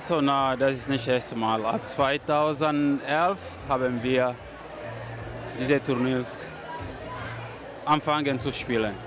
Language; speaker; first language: German; non-native, learner; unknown